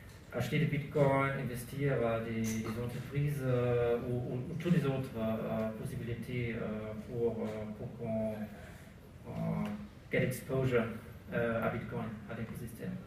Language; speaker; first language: French; non-native, learner; German